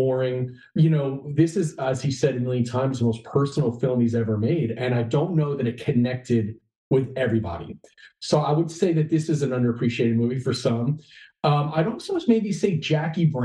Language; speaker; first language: English; native; English